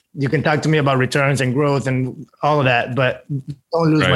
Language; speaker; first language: English; non-native, fluent; Spanish